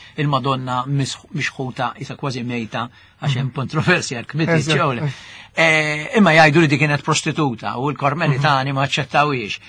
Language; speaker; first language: Maltese; native; Maltese